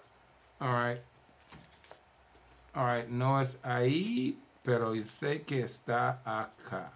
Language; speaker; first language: Spanish; early bilingual, heritage; English